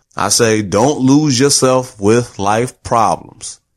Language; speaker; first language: English; native; English